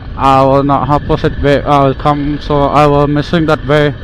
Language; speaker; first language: English; non-native, local second language; Tamil